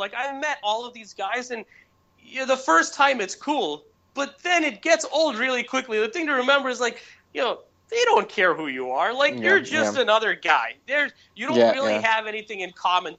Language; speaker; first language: English; native; English